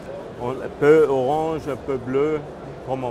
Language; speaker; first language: French; non-native, fluent; German